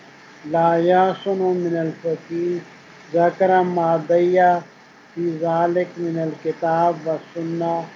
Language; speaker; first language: Arabic; non-native, fluent; Urdu